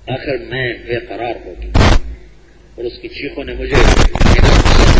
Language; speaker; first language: Urdu; non-native, local second language; Punjabi